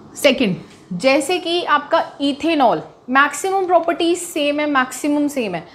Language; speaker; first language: Hindi; native; Hindi